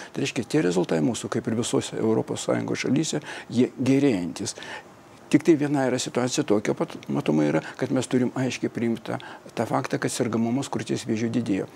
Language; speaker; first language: Lithuanian; non-native, fluent; Russian